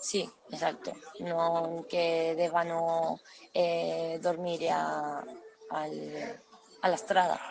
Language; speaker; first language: Italian; non-native, learner; Spanish